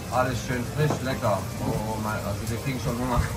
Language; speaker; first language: German; native; German